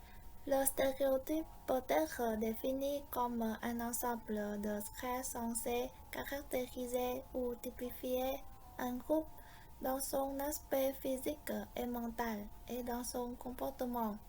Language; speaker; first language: French; non-native, fluent; Vietnamese